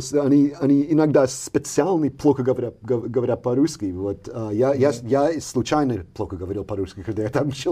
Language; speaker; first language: Russian; non-native, fluent; English